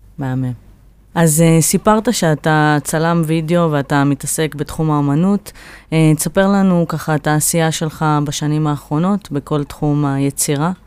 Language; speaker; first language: Hebrew; native; Hebrew